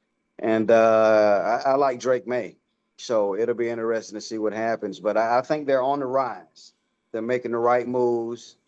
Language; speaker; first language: English; native; English